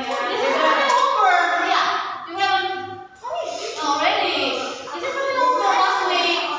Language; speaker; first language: English; non-native, learner; Indonesian